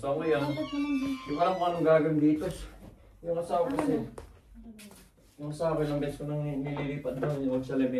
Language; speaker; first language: Filipino; native; Filipino